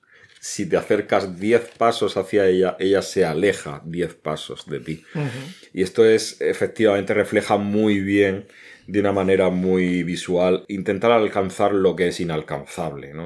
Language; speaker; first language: Spanish; native; Spanish